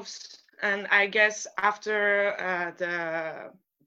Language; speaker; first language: English; non-native, fluent; French